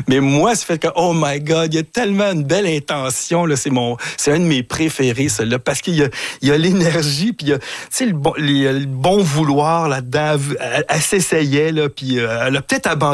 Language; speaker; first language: French; native; French